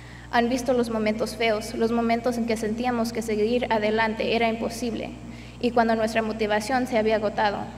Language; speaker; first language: Spanish; early bilingual, other home language; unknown